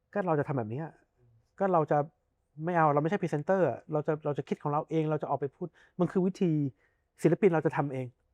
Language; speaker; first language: Thai; early bilingual, heritage; Thai